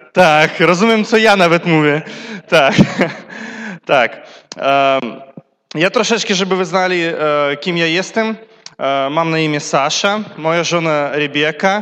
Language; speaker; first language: Polish; non-native, learner; Russian